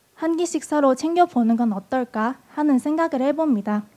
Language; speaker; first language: Korean; non-native, fluent; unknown